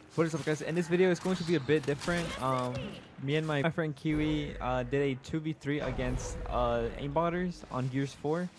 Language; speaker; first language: English; early bilingual, other home language; Spanish